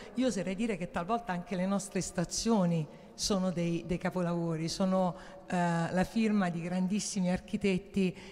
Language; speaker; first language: Italian; native; Italian